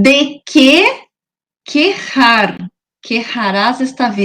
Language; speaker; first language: Spanish; non-native, fluent; Portuguese